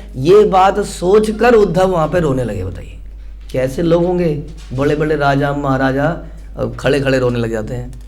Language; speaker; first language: Hindi; native; Hindi